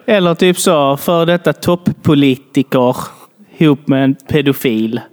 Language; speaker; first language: Swedish; early bilingual, other home language; Bangla